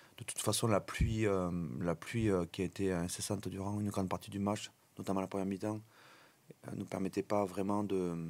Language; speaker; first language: French; native; French